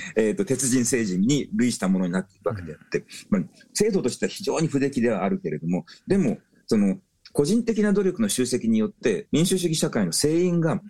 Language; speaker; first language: Japanese; native; Japanese